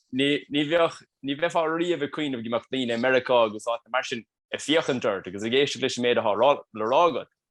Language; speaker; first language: Irish; native; Irish